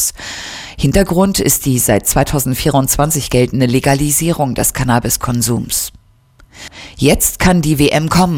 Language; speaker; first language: German; native; German